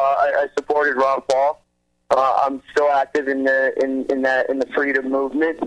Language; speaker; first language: English; native; English